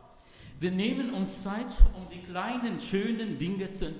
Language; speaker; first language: German; non-native, fluent; Arabic